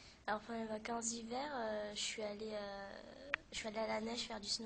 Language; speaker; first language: French; native; French